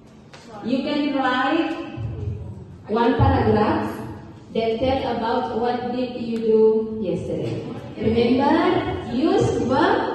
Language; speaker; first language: English; non-native, learner; Indonesian